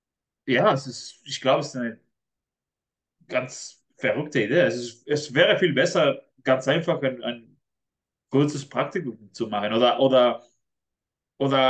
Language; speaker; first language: German; non-native, fluent; Spanish